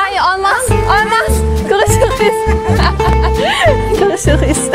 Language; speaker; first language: Turkish; non-native, learner; German